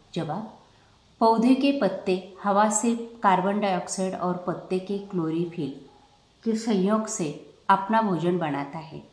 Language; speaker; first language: Hindi; non-native, local second language; Marathi